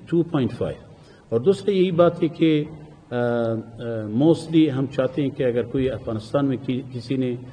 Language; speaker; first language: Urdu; non-native, fluent; Persian